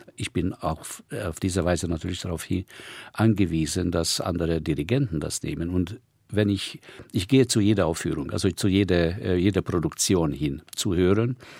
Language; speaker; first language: German; non-native, fluent; Hungarian